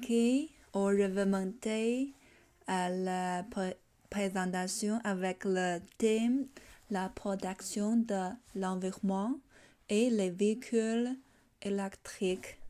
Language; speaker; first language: French; non-native, learner; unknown